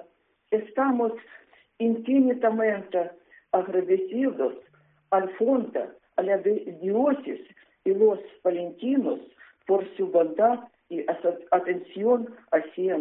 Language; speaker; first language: Spanish; non-native, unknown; Ukrainian